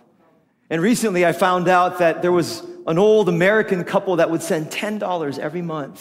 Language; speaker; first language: English; non-native, local second language; Filipino